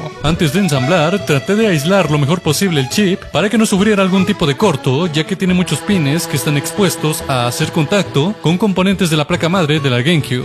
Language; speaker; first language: Spanish; native; Spanish